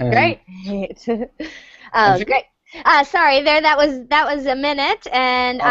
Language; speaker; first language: English; native; English